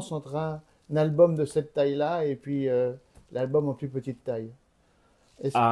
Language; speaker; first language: French; native; French